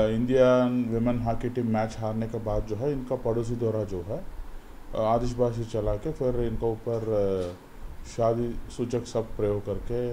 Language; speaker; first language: Hindi; native; Hindi